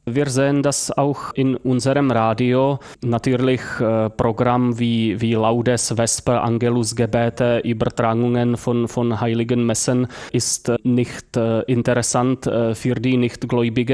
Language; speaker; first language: German; non-native, fluent; Czech